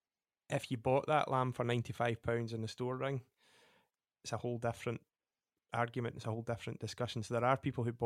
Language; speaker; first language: English; native; English